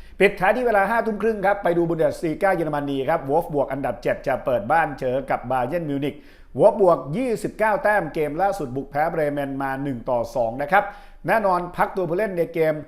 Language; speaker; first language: Thai; native; Thai